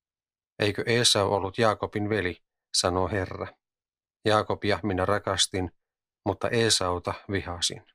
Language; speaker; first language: Finnish; native; Finnish